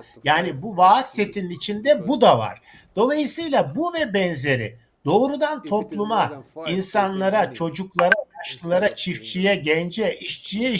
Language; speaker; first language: Turkish; native; Turkish